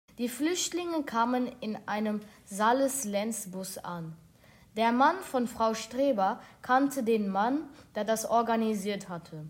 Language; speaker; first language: German; non-native, local second language; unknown